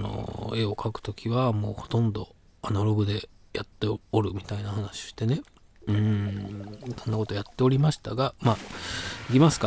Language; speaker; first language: Japanese; native; Japanese